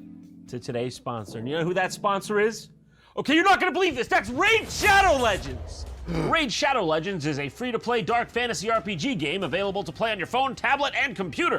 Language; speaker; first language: English; native; English